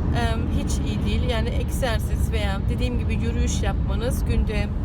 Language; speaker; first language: Turkish; native; Turkish